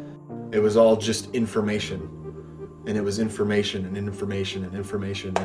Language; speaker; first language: English; native; English